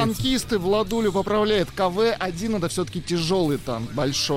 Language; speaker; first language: Russian; native; Russian